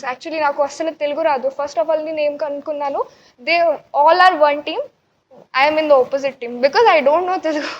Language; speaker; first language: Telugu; non-native, learner; Odia